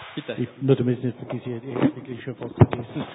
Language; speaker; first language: German; native; German